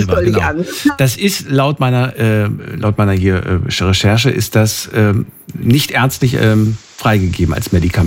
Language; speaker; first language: German; native; German